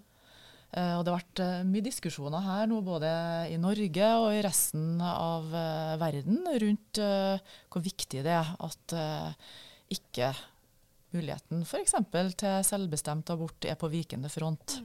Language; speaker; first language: Norwegian; native; Norwegian